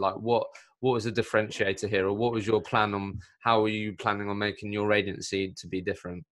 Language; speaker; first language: English; native; English